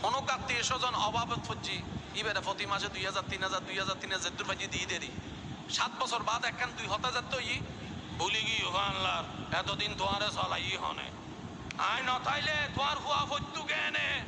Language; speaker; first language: Bangla; non-native, local second language; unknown